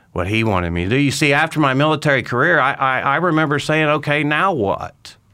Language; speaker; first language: English; native; English